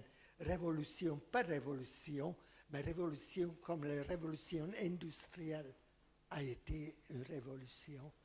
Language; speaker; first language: French; non-native, fluent; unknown